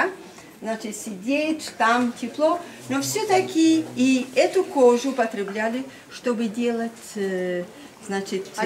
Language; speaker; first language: Russian; non-native, fluent; Albanian